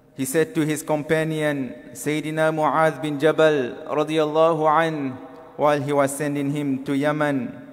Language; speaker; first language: English; non-native, local second language; Malay